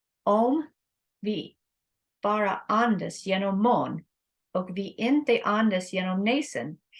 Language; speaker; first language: Swedish; non-native, learner; English